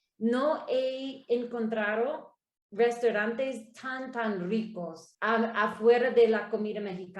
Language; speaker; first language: Spanish; non-native, learner; English